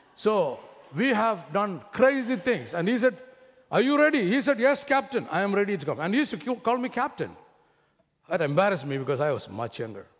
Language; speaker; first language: English; non-native, local second language; Malayalam